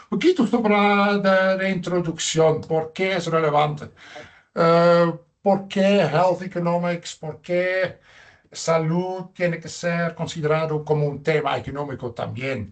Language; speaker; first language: Spanish; non-native, fluent; Dutch